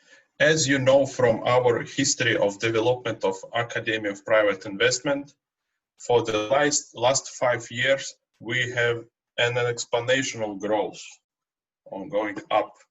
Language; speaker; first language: English; non-native, fluent; Russian